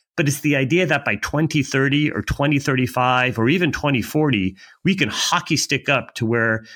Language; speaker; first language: English; native; English